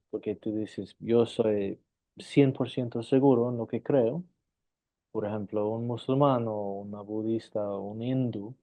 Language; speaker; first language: Spanish; non-native, fluent; English